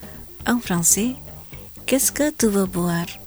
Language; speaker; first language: French; non-native, fluent; Indonesian